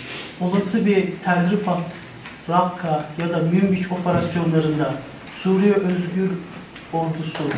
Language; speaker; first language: Turkish; native; Turkish